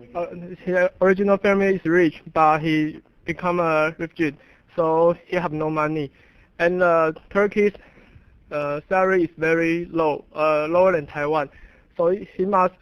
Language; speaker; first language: English; non-native, learner; Chinese